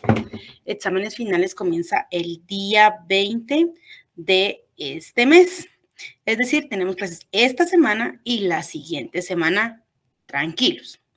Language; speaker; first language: Spanish; native; Spanish